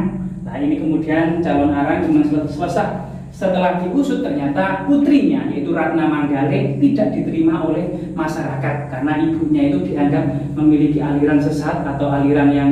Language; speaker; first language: Indonesian; native; Indonesian